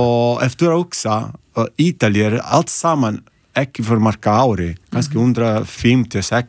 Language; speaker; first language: Icelandic; non-native, learner; Italian